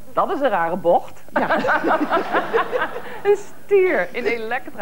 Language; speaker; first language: Dutch; native; Dutch